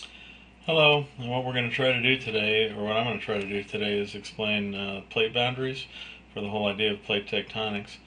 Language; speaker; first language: English; native; English